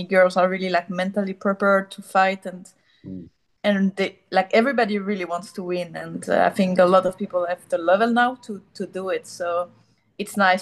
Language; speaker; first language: English; non-native, fluent; French